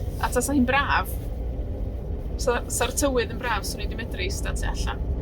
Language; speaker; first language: Welsh; non-native, learner; Spanish